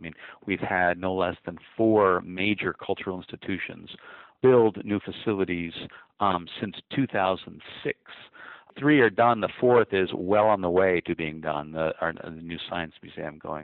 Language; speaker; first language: English; native; English